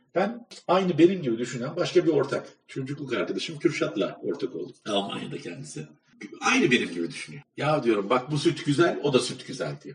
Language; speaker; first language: Turkish; native; Turkish